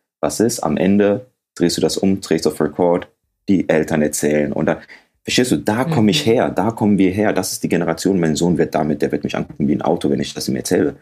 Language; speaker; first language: German; early bilingual, other home language; Akan